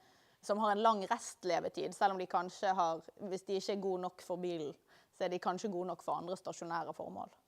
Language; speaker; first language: Norwegian; native; Norwegian